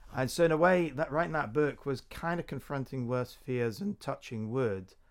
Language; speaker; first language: English; native; English